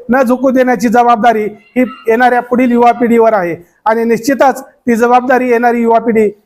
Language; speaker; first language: Marathi; native; Marathi